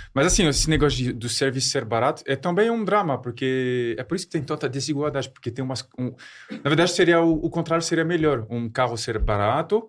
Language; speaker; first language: Portuguese; non-native, fluent; French